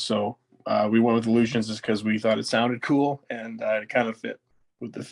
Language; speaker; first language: English; native; English